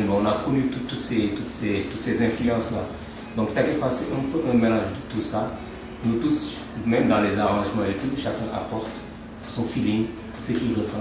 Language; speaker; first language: French; non-native, local second language; Wolof